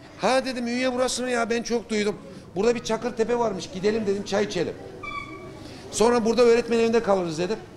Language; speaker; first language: Turkish; native; Turkish